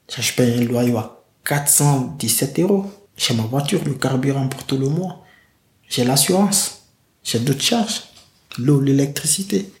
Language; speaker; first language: French; non-native, local second language; Fula